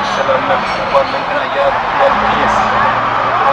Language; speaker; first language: French; non-native, learner; Wolof